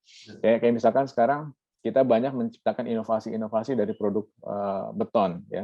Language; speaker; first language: Indonesian; native; Indonesian